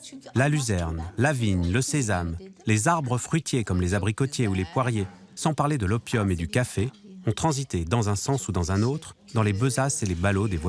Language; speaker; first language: French; native; French